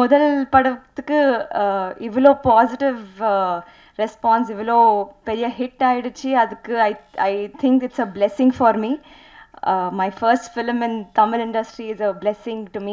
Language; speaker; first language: Tamil; non-native, learner; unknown